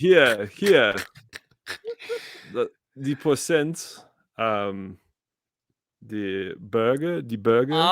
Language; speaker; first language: German; non-native, learner; English